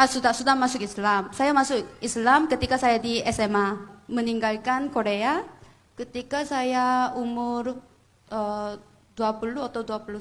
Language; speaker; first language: Indonesian; non-native, fluent; Korean